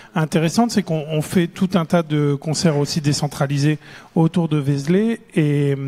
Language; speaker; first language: French; native; French